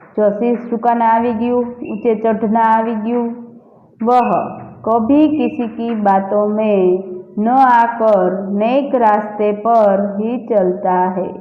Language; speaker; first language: Hindi; non-native, local second language; Gujarati